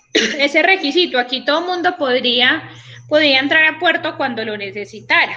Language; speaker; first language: Spanish; native; Spanish